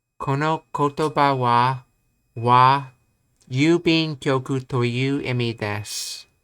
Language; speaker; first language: Japanese; non-native, learner; English